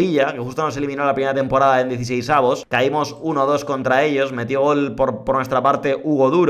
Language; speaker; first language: Spanish; native; Spanish